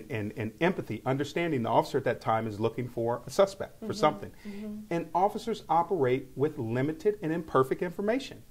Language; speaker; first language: English; native; English